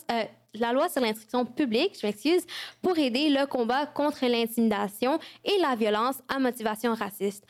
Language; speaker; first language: French; early bilingual, other home language; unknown